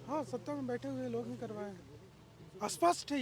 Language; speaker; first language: Hindi; native; Hindi